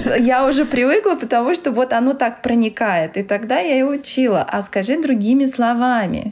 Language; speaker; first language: Russian; non-native, local second language; Tatar